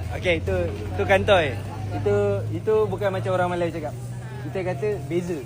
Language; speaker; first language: Malay; native; Malay